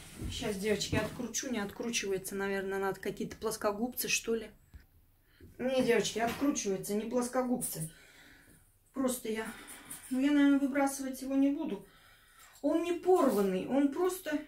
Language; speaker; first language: Russian; native; Russian